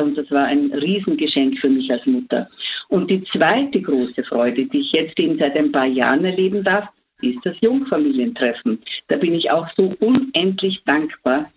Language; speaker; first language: German; native; German